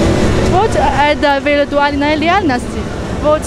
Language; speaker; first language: Russian; non-native, fluent; Chinese